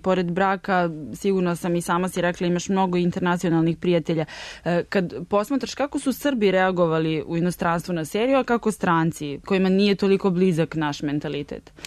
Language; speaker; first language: Serbian; native; Serbian